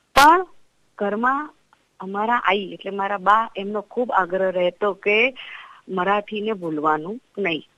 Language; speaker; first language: Gujarati; non-native, local second language; Marathi